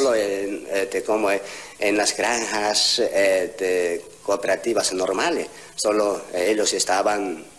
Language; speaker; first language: Spanish; non-native, fluent; Korean